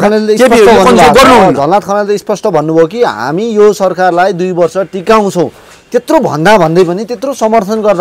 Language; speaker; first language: Nepali; native; Nepali